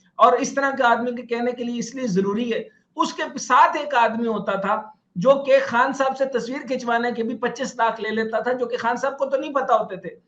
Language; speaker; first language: Urdu; non-native, local second language; Punjabi